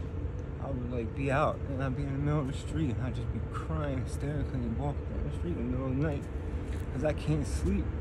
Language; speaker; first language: English; native; English